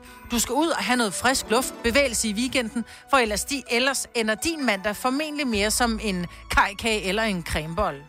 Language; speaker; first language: Danish; native; Danish